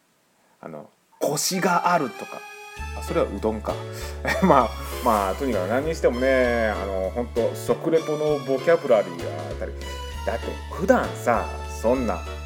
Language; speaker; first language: Japanese; native; Japanese